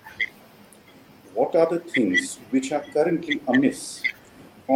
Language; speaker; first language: English; non-native, local second language; Hindi